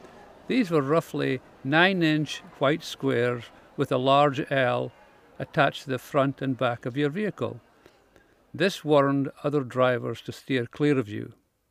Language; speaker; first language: English; native; English